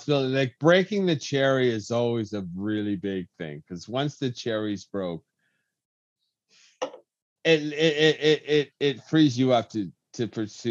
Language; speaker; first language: English; native; English